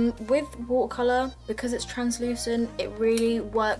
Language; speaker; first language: English; native; English